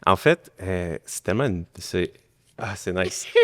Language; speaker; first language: French; native; French